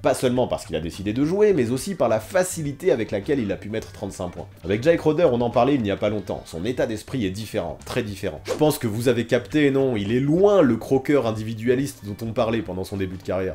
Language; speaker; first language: French; native; French